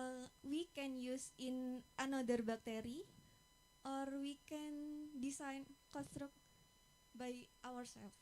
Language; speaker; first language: English; non-native, fluent; Indonesian